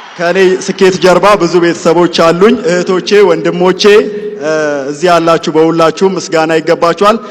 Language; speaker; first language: Amharic; native; Amharic